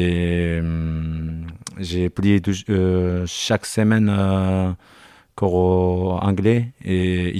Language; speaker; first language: French; non-native, learner; Japanese